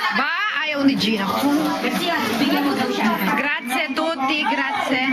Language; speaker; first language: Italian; non-native, learner; Filipino